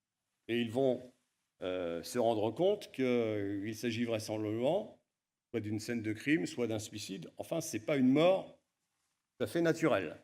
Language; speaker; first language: French; native; French